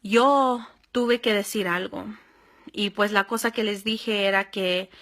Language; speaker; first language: Spanish; early bilingual, heritage; Spanish